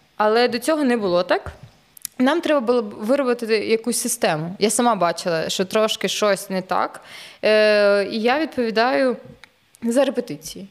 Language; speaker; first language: Ukrainian; non-native, local second language; Russian